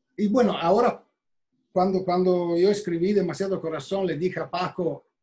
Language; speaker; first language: Spanish; non-native, fluent; Italian